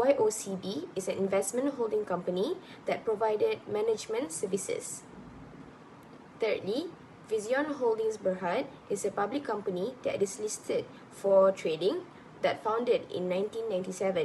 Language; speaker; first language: English; non-native, local second language; Malay